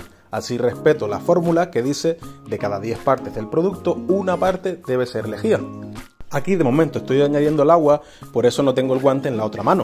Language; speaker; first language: Spanish; native; Spanish